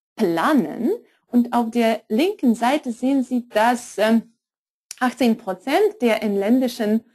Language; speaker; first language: German; non-native, fluent; Polish